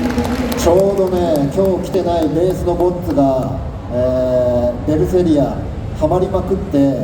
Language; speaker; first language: Japanese; native; Japanese